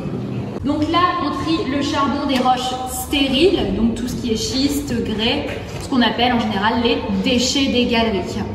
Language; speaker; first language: French; native; French